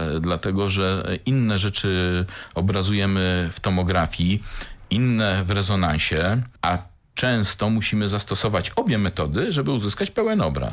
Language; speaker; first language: Polish; native; Polish